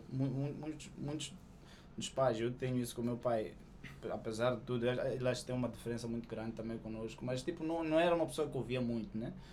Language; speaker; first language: Portuguese; native; Portuguese